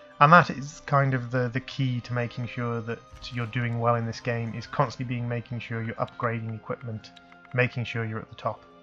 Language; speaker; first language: English; native; English